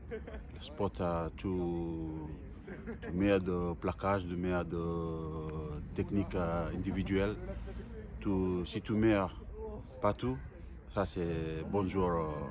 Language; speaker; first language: French; non-native, learner; Fijian